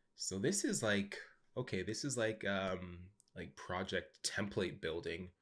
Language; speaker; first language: English; native; English